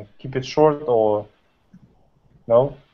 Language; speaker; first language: English; non-native, learner; Russian